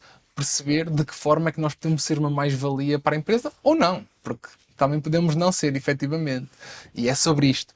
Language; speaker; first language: Portuguese; native; Portuguese